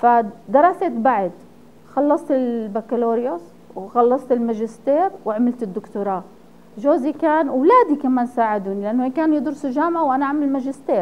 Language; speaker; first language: Arabic; native; Arabic